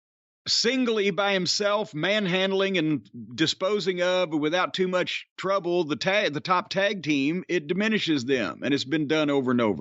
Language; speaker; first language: English; native; English